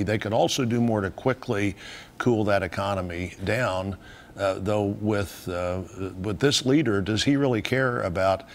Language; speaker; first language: English; native; English